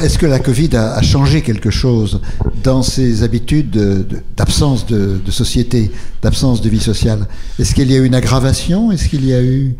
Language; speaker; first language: French; native; French